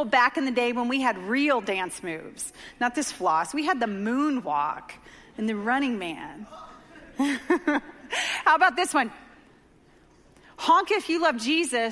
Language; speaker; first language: English; native; English